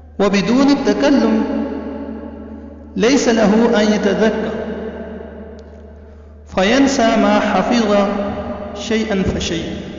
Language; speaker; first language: Arabic; non-native, fluent; Urdu